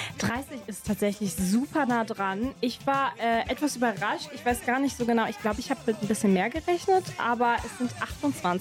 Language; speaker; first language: German; native; German